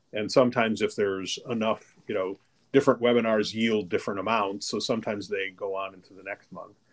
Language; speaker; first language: English; native; English